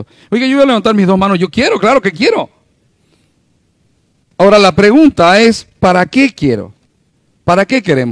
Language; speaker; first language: Spanish; native; Spanish